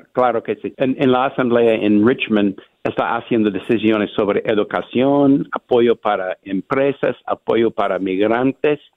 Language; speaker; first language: Spanish; non-native, fluent; English